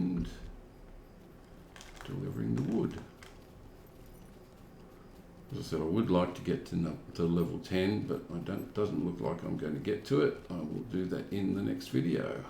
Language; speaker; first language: English; native; English